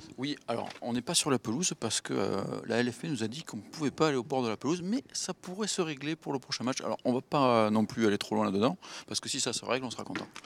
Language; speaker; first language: French; native; French